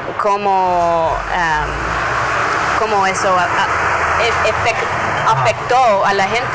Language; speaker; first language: Spanish; non-native, learner; English